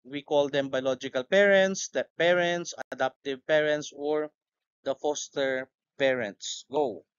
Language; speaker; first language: English; non-native, local second language; Filipino